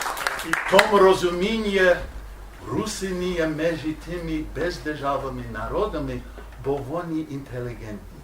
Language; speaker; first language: Ukrainian; non-native, learner; English